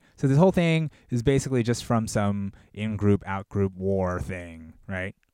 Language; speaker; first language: English; early bilingual, other home language; Korean